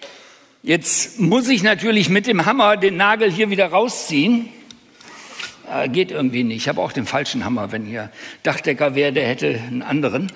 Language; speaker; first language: German; native; German